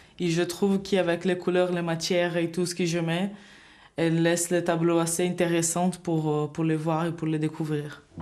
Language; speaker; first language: French; non-native, fluent; Portuguese